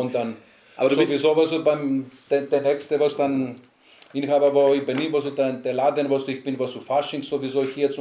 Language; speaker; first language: German; non-native, learner; Greek